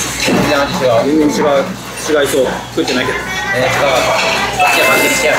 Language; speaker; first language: Japanese; native; Japanese